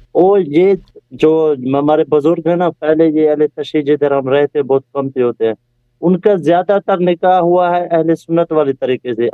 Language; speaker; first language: Urdu; non-native, local second language; Saraiki